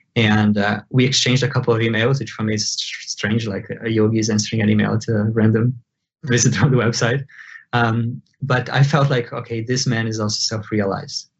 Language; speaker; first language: English; non-native, fluent; Portuguese